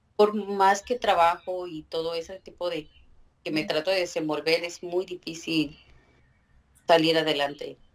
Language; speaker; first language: Spanish; native; Spanish